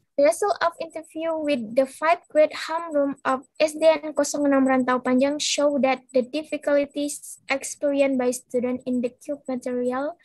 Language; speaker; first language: English; non-native, learner; Indonesian